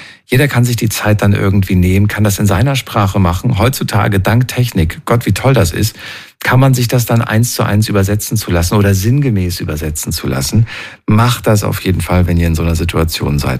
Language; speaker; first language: German; native; German